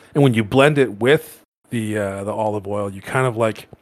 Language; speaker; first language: English; native; English